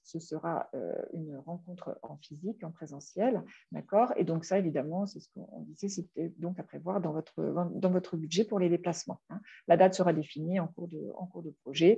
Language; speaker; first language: French; native; French